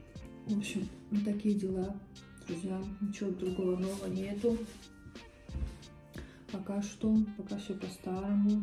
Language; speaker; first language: Russian; native; Russian